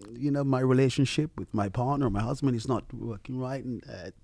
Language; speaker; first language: English; early bilingual, other home language; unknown